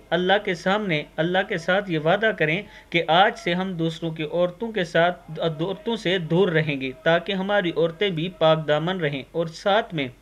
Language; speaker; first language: Urdu; non-native, local second language; Punjabi